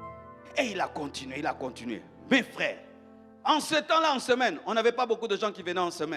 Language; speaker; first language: French; non-native, local second language; Lingala